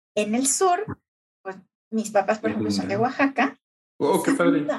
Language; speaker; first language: Spanish; native; Spanish